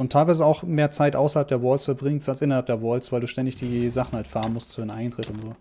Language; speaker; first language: German; native; German